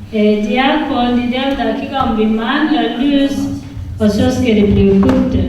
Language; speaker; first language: Danish; non-native, learner; Kinyarwanda